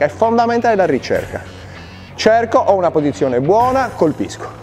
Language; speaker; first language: Italian; native; Italian